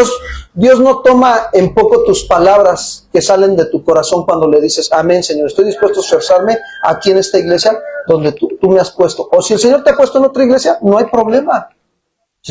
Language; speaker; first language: Spanish; native; Spanish